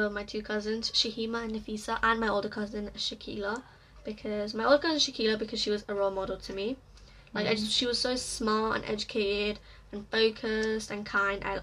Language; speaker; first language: English; native; English